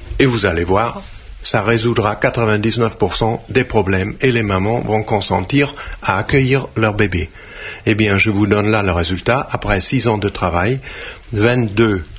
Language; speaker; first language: French; non-native, fluent; German